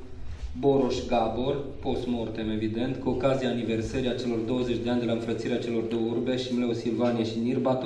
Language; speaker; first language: Romanian; native; Romanian